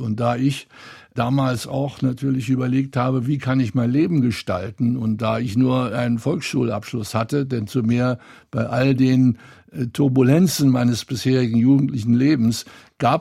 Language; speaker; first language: German; native; German